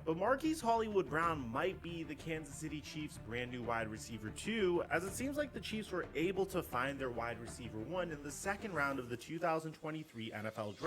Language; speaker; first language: English; native; English